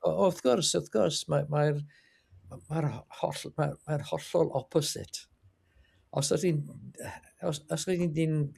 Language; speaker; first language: Welsh; non-native, learner; English